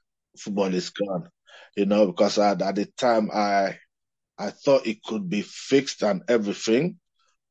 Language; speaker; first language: English; non-native, local second language; Igbo